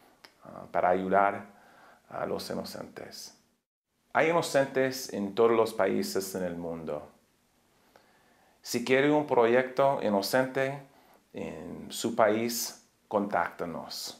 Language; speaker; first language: Spanish; non-native, learner; English